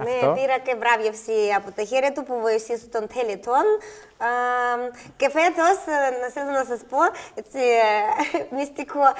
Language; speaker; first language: Greek; non-native, learner; Russian